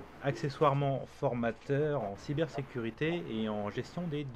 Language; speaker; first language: French; native; French